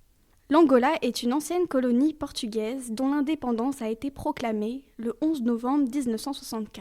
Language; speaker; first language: French; native; French